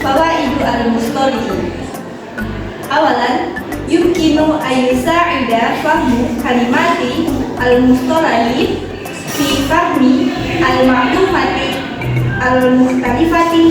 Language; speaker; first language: Arabic; non-native, learner; Indonesian